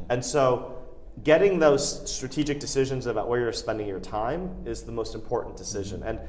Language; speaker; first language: English; native; English